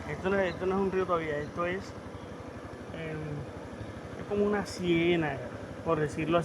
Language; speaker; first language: Spanish; native; Spanish